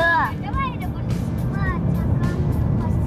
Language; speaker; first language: Russian; early bilingual, heritage; Russian